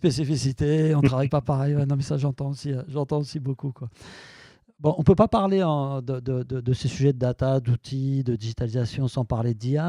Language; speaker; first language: French; native; French